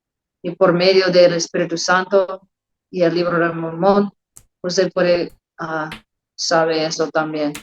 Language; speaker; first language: Spanish; non-native, learner; English